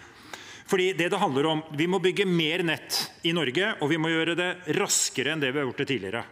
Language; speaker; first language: Norwegian; native; Norwegian